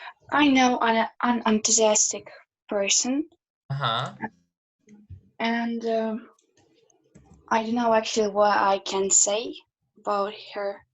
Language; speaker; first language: English; non-native, learner; Russian